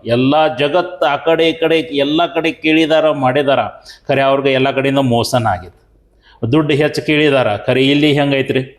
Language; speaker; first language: Kannada; native; Kannada